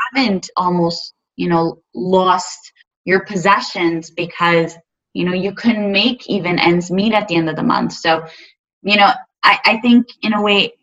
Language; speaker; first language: English; native; English